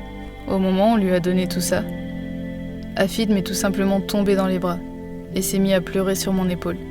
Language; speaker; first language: French; native; French